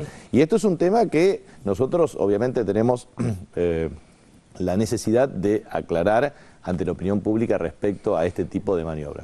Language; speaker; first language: Spanish; native; Spanish